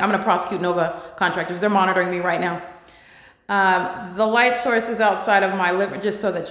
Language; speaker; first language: English; native; English